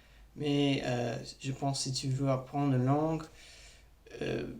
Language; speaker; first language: French; non-native, learner; English